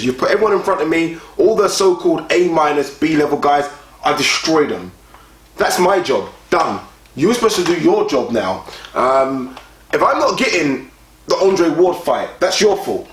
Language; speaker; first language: English; native; English